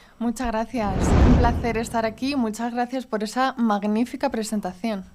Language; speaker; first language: Spanish; early bilingual, heritage; Spanish